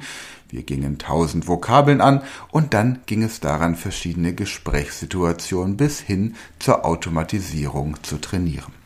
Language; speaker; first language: German; native; German